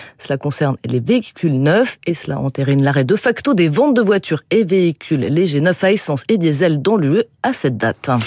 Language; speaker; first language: French; native; French